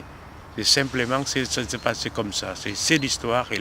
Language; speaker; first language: French; non-native, learner; Korean